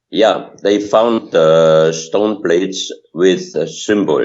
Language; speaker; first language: English; non-native, fluent; German